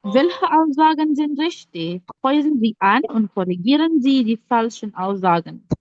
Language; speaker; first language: German; non-native, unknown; Indonesian